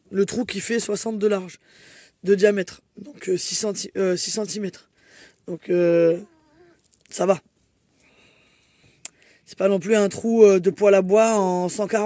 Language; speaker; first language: French; native; French